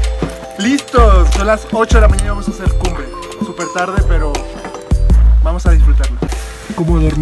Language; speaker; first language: Spanish; native; Spanish